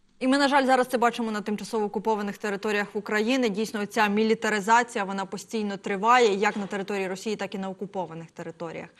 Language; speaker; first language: Ukrainian; native; Ukrainian